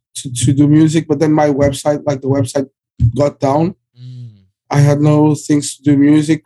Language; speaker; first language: English; early bilingual, other home language; Portuguese